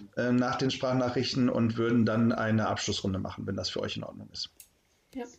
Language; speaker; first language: German; native; German